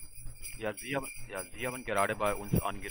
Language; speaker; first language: German; non-native, learner; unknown